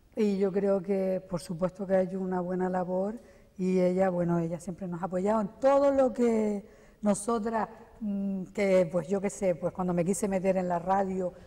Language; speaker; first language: Spanish; native; Spanish